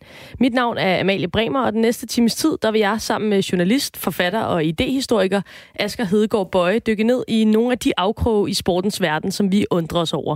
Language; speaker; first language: Danish; native; Danish